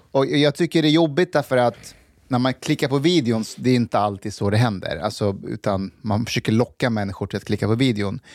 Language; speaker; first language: Swedish; non-native, fluent; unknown